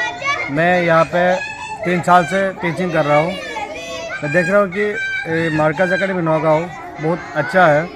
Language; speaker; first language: Hindi; non-native, local second language; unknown